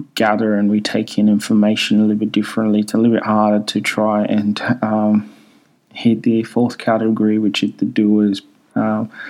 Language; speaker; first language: English; early bilingual, other home language; Swahili